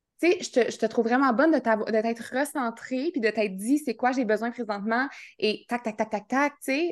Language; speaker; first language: French; native; French